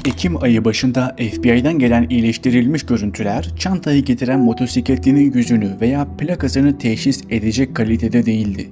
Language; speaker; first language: Turkish; native; Turkish